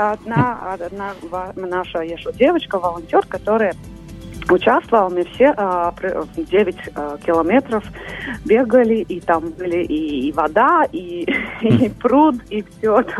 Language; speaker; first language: Russian; non-native, local second language; Latvian